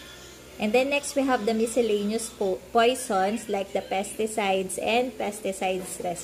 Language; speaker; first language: English; non-native, local second language; Filipino